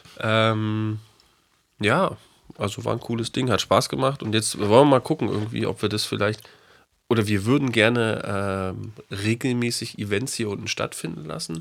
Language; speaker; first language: German; native; German